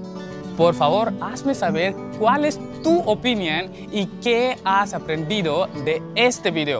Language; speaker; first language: Spanish; non-native, learner; Hindi